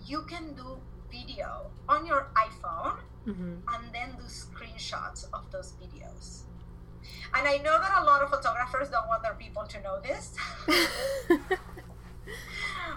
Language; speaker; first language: English; non-native, fluent; Spanish